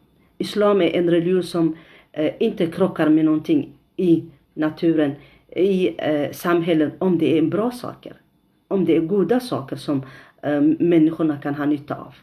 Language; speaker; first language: Swedish; non-native, fluent; Arabic